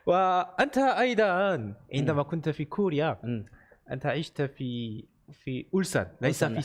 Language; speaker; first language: Arabic; non-native, learner; Korean